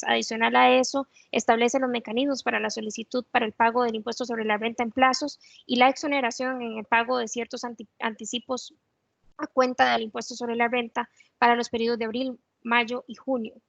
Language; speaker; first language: Spanish; native; Spanish